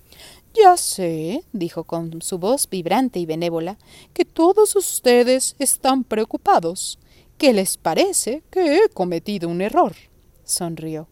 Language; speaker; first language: Spanish; native; Spanish